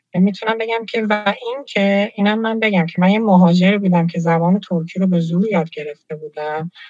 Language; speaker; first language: Persian; native; Persian